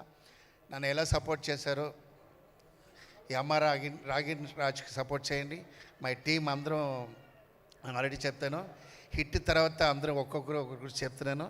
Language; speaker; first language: Telugu; non-native, fluent; Tamil